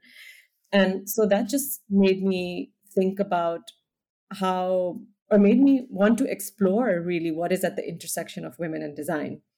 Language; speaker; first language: English; non-native, local second language; Hindi